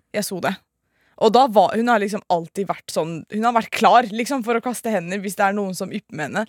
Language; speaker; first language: Norwegian; native; Norwegian